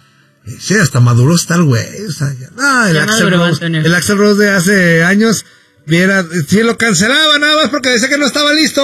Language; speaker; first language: Spanish; native; Spanish